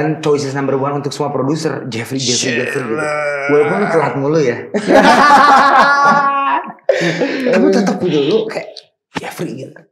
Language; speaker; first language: Indonesian; native; Indonesian